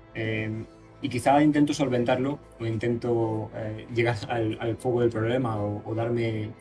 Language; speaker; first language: Spanish; native; Spanish